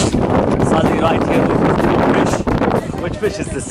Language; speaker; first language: English; non-native, fluent; Filipino